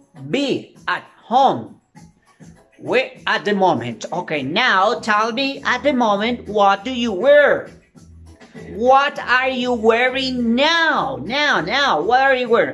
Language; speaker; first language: English; non-native, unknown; Spanish